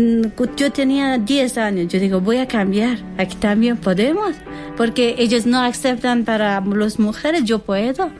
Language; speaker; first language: Spanish; non-native, learner; Persian